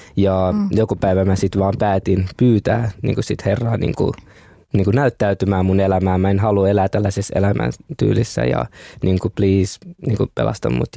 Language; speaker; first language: Finnish; early bilingual, other home language; Kinyarwanda